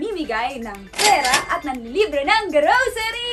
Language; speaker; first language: Filipino; native; Filipino